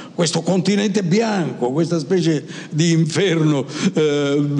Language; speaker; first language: Italian; native; Italian